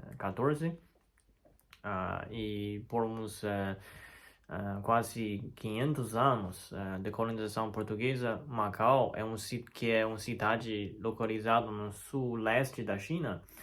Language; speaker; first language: Portuguese; non-native, fluent; Chinese